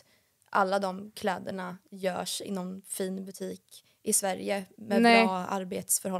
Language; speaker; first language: Swedish; native; Swedish